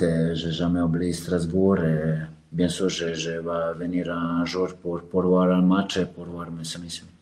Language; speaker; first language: French; non-native, learner; Serbian